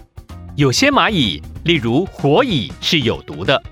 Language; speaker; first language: Chinese; native; Chinese